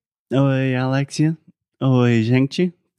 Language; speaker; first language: Portuguese; non-native, fluent; English